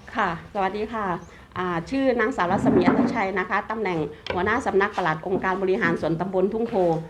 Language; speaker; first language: Thai; native; Thai